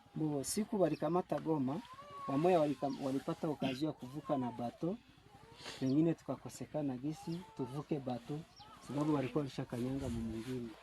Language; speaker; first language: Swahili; native; Swahili